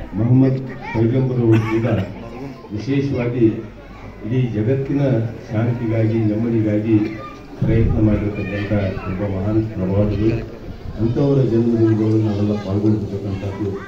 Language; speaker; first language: Kannada; native; Kannada